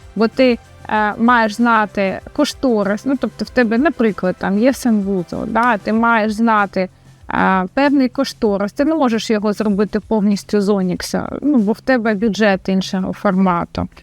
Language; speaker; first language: Ukrainian; native; Ukrainian